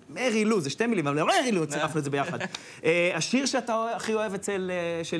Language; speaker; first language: Hebrew; native; Hebrew